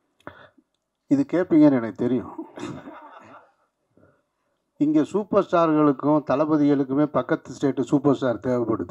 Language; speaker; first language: Tamil; native; Tamil